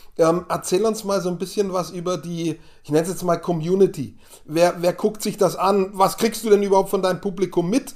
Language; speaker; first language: German; native; German